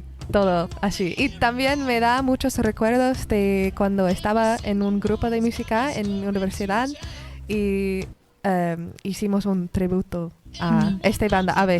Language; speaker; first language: Spanish; non-native, learner; English